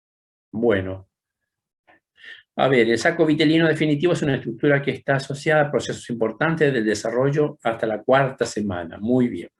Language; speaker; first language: Spanish; native; Spanish